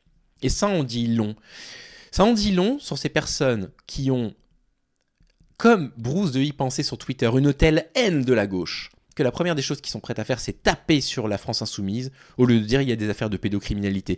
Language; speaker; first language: French; native; French